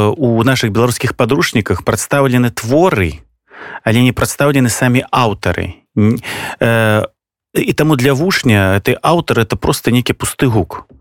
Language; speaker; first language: Belarusian; native; Belarusian